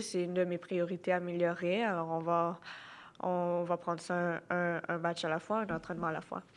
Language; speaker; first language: French; non-native, local second language; English